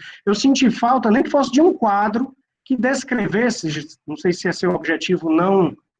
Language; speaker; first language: Portuguese; native; Portuguese